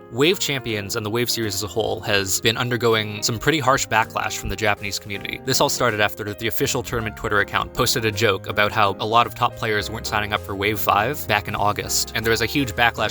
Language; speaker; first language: English; native; English